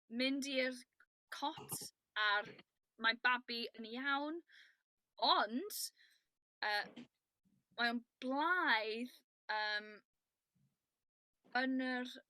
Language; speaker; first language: Welsh; non-native, learner; English